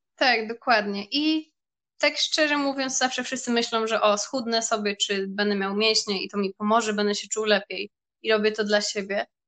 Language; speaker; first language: Polish; early bilingual, heritage; Polish